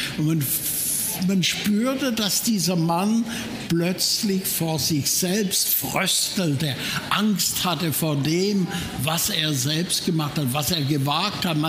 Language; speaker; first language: German; native; German